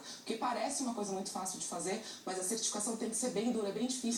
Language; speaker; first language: Portuguese; native; Portuguese